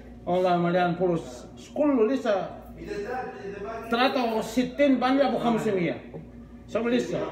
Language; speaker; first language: Arabic; non-native, learner; Filipino